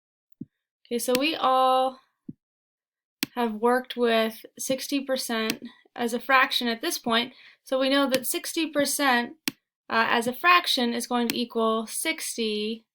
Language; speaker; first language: English; native; English